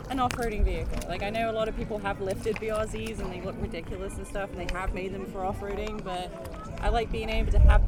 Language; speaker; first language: English; native; English